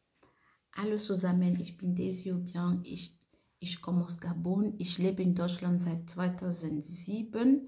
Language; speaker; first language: German; non-native, fluent; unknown